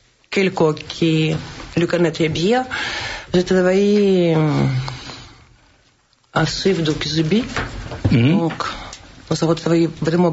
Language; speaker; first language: French; non-native, learner; Russian